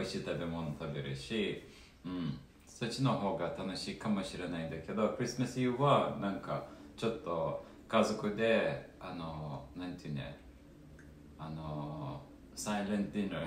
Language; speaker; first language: Japanese; non-native, fluent; Lithuanian